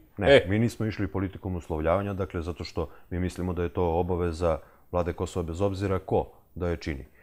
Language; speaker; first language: Serbian; native; Serbian